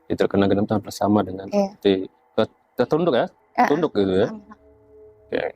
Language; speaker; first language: Indonesian; native; Indonesian